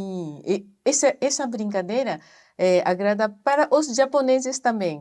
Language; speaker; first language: Portuguese; non-native, fluent; Japanese